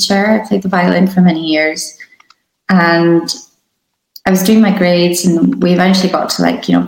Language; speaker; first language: English; native; English